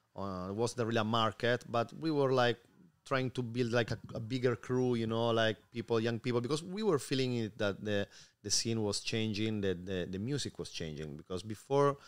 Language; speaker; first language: English; non-native, fluent; Spanish